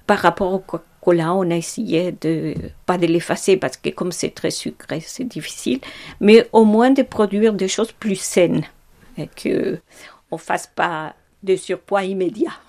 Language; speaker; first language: French; non-native, fluent; Spanish